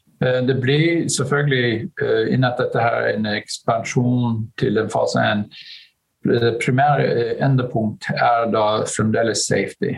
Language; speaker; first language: Norwegian; non-native, fluent; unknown